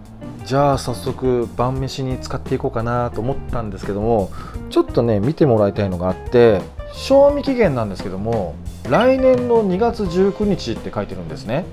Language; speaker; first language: Japanese; native; Japanese